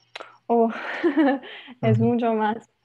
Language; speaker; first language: Spanish; non-native, learner; Slovenian